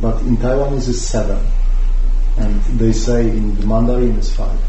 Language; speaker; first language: English; non-native, fluent; Polish